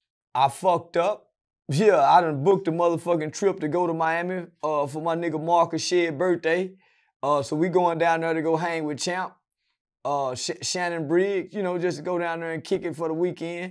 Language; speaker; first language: English; native; English